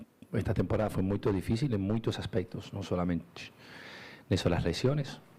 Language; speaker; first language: Portuguese; non-native, learner; Spanish